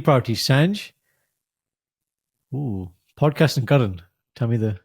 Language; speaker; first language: English; early bilingual, other home language; Punjabi